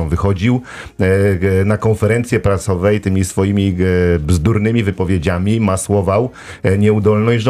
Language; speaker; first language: Polish; native; Polish